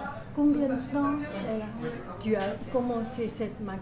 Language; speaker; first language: French; non-native, learner; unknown